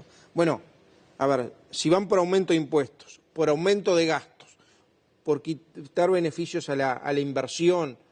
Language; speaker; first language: Spanish; native; Spanish